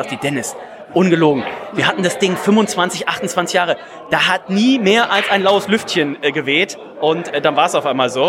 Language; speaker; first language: German; native; German